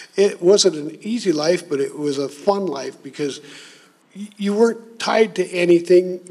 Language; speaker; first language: English; native; English